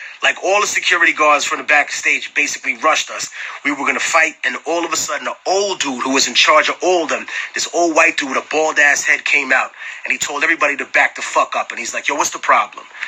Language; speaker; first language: English; early bilingual, other home language; Spanish